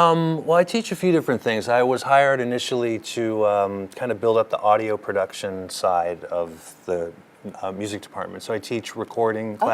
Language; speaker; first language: English; early bilingual, other home language; German